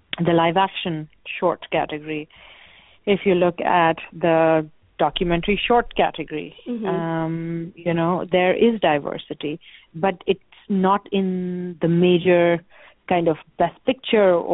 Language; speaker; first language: English; non-native, local second language; Urdu